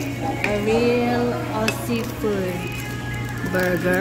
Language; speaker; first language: English; non-native, local second language; Hiligaynon